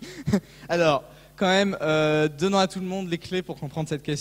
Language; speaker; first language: French; native; French